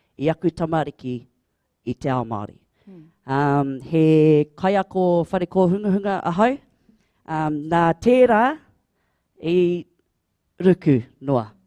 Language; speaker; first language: Māori; non-native, local second language; English